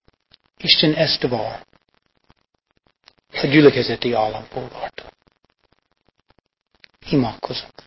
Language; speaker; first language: Hungarian; non-native, fluent; English